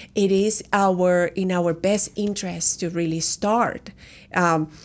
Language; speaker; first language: English; non-native, fluent; Spanish